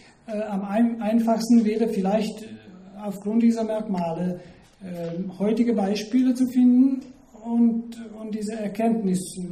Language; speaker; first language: German; non-native, fluent; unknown